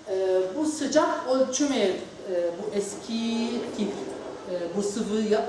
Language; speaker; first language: Turkish; non-native, learner; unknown